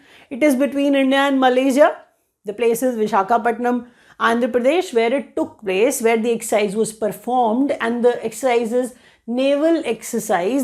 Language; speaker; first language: English; non-native, local second language; Hindi